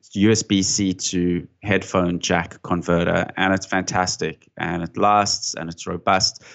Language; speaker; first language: English; native; English